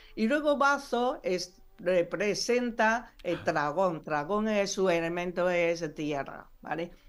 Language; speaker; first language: Spanish; non-native, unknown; Chinese